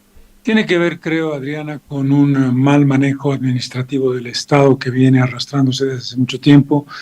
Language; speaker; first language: Spanish; native; Spanish